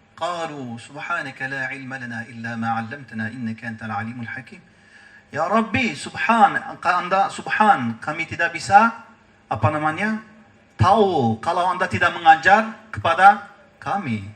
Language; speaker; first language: Indonesian; non-native, learner; Turkish